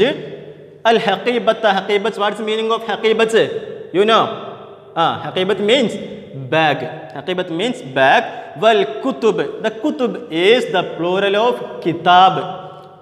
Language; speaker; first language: English; non-native, local second language; Malayalam